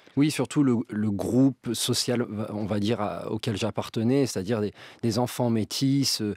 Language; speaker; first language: French; native; French